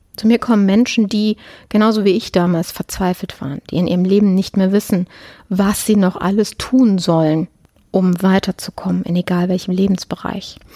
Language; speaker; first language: German; early bilingual, other home language; Polish